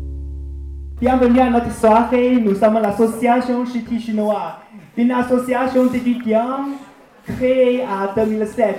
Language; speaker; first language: French; non-native, learner; Chinese